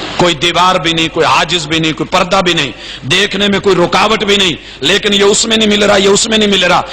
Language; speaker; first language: Urdu; non-native, local second language; Punjabi